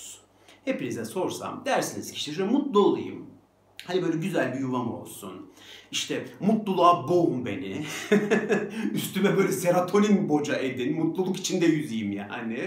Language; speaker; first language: Turkish; native; Turkish